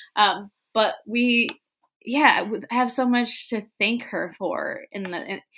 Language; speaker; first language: English; non-native, fluent; Spanish